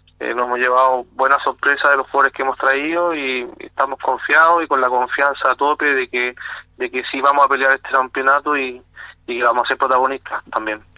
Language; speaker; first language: Spanish; native; Spanish